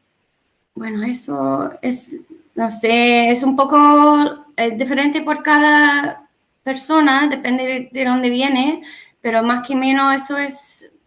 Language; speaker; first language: Spanish; non-native, learner; English